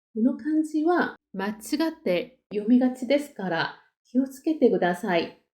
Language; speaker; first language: Japanese; non-native, fluent; Korean